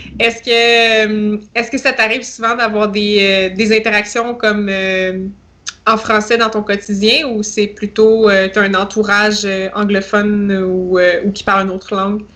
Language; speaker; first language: French; native; French